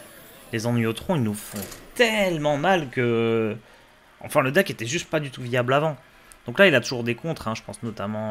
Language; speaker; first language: French; native; French